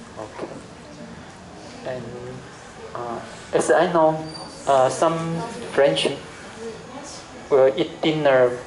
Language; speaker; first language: English; non-native, learner; Chinese